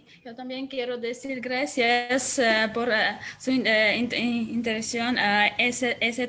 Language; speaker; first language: Spanish; non-native, fluent; Armenian